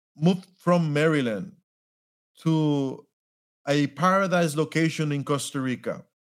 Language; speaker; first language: English; non-native, fluent; Spanish